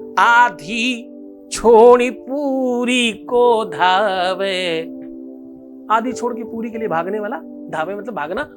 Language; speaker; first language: Hindi; native; Hindi